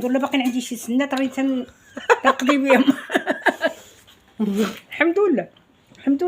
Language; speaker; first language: Arabic; native; Arabic